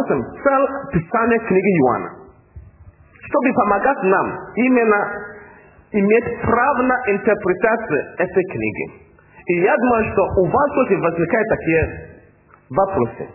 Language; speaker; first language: Russian; non-native, learner; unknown